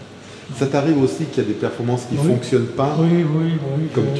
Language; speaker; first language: French; native; French